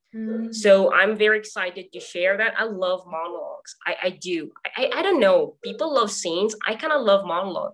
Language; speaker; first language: English; non-native, fluent; Morisyen